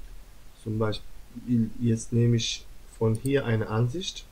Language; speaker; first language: German; non-native, learner; Turkish